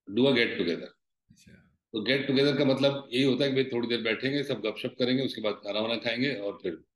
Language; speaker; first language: Hindi; native; Hindi